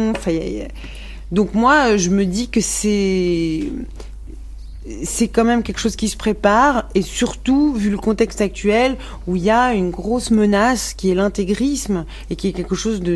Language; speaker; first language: French; non-native, local second language; Arabic